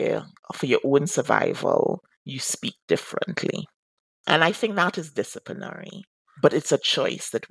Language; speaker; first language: English; native; English